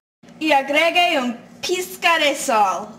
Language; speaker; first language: Spanish; non-native, learner; English